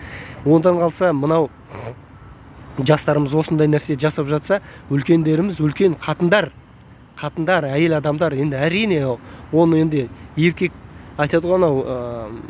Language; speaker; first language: Kazakh; native; Kazakh